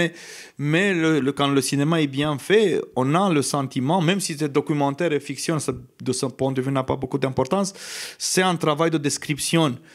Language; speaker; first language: French; non-native, fluent; Romanian